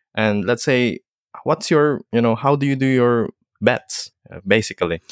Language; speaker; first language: English; non-native, local second language; Filipino